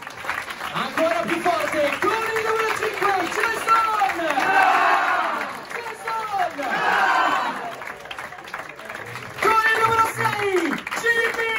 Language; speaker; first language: Italian; native; Italian